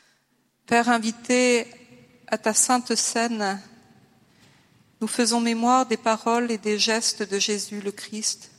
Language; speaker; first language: French; native; French